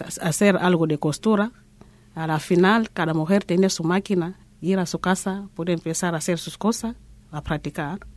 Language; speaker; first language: Spanish; non-native, learner; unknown